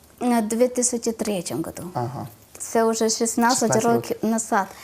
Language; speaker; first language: Ukrainian; non-native, learner; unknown